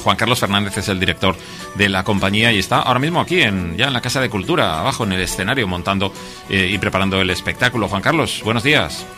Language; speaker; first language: Spanish; native; Spanish